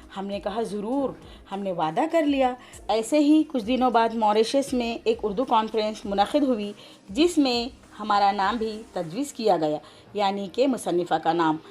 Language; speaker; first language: Urdu; native; Urdu